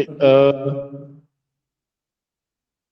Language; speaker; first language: English; non-native, local second language; Hindi